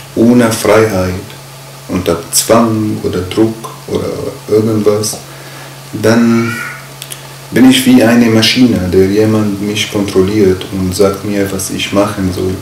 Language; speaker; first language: German; non-native, fluent; Arabic